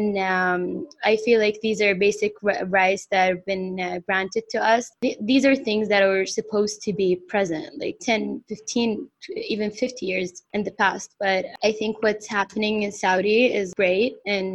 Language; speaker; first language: English; non-native, fluent; Arabic